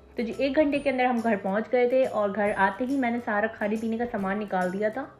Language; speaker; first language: Urdu; native; Urdu